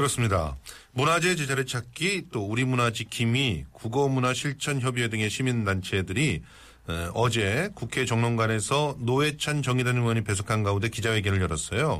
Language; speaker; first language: Korean; native; Korean